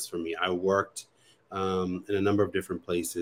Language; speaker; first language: English; native; English